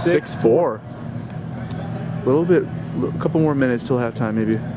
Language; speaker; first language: English; native; English